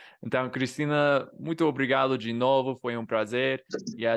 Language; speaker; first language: Portuguese; non-native, fluent; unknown